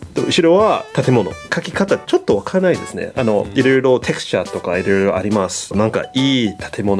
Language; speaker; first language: Japanese; non-native, learner; English